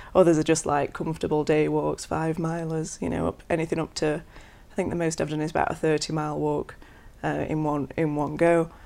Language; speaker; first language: English; native; English